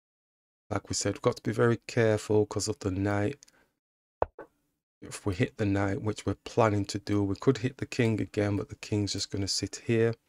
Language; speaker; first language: English; native; English